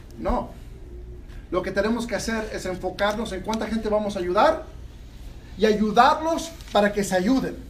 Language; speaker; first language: Spanish; early bilingual, heritage; Spanish